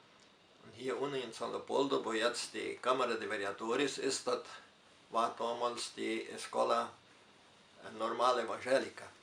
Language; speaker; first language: German; early bilingual, heritage; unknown